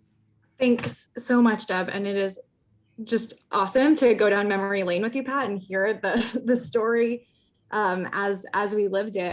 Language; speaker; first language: English; native; English